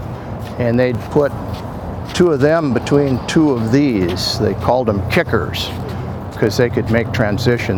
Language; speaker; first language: English; native; English